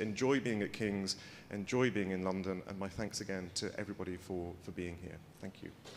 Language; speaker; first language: English; native; English